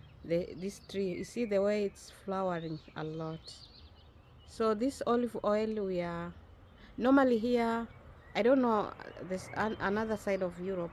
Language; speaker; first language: English; non-native, learner; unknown